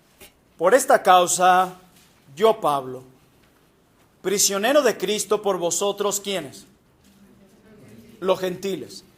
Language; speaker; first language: Spanish; native; Spanish